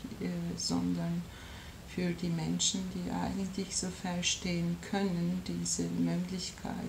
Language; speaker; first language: German; non-native, fluent; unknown